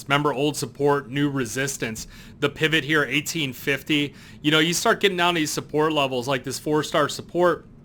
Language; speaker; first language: English; native; English